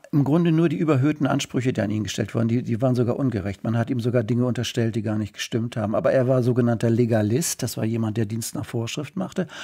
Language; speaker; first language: German; native; German